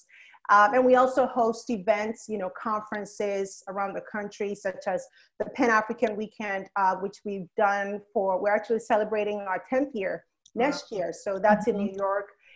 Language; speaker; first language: English; native; English